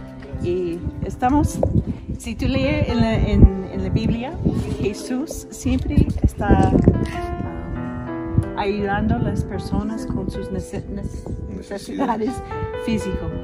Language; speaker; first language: Spanish; non-native, learner; English